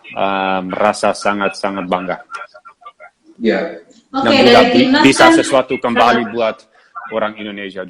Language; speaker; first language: Indonesian; non-native, fluent; Dutch